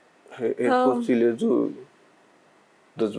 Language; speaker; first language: Armenian; non-native, learner; Punjabi